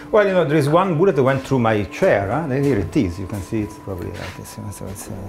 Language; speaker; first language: English; non-native, fluent; Italian